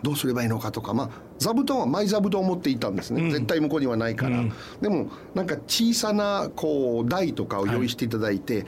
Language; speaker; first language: Japanese; non-native, fluent; French